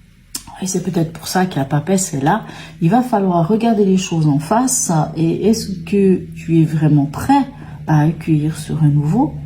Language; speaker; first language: French; native; French